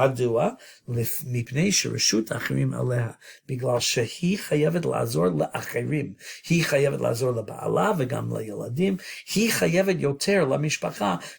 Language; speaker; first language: Hebrew; non-native, fluent; English